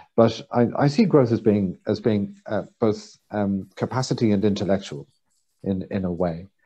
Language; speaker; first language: English; native; English